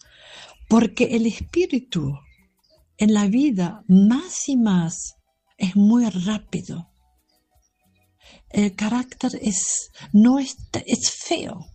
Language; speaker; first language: Spanish; non-native, fluent; German